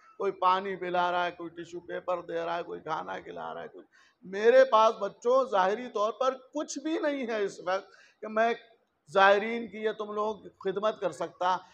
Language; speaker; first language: Urdu; native; Urdu